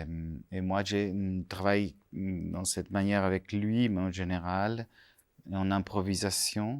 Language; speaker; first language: French; non-native, fluent; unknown